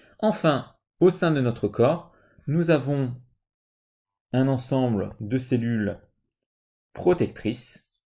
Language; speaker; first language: French; native; French